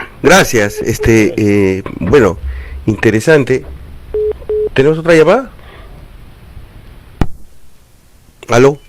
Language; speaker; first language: Spanish; native; Spanish